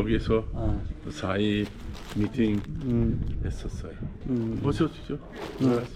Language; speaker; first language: Korean; non-native, learner; Uzbek